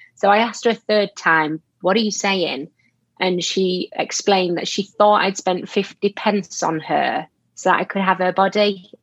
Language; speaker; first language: English; native; English